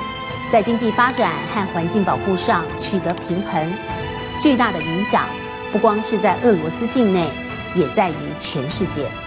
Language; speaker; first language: Chinese; native; Chinese